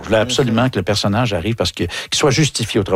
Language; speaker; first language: French; native; French